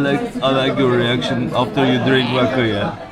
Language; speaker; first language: English; non-native, learner; Turkish